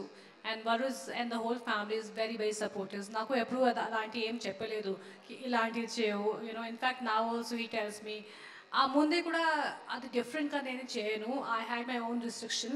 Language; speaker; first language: Telugu; non-native, fluent; Hindi